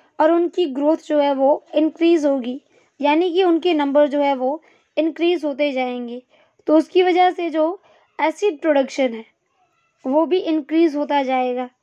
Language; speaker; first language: Hindi; non-native, local second language; Gujarati